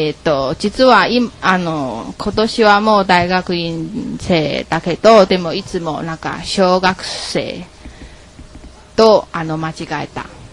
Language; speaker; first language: Japanese; non-native, fluent; Chinese